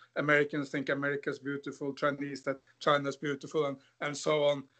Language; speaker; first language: English; non-native, fluent; Norwegian